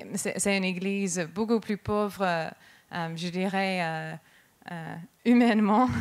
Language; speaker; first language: French; non-native, fluent; English